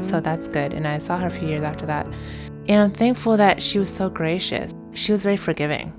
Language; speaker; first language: English; early bilingual, other home language; Chinese